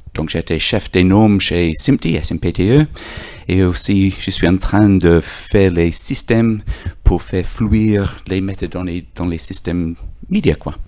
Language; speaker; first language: French; non-native, fluent; English